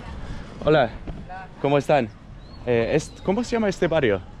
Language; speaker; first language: Spanish; non-native, learner; English